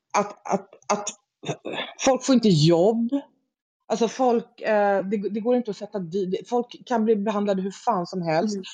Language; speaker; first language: Swedish; native; Swedish